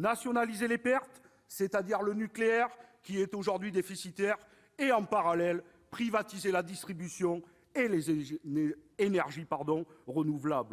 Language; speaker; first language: French; native; French